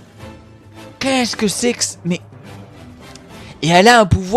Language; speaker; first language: French; native; French